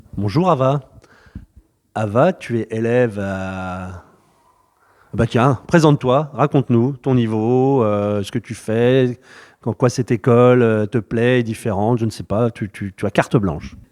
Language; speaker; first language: French; native; French